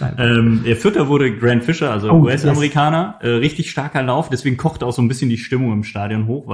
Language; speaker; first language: German; native; German